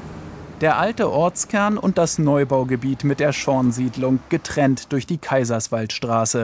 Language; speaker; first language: German; native; German